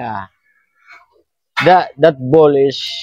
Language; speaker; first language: English; non-native, learner; Filipino